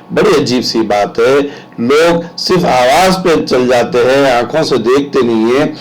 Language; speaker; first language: Urdu; native; Urdu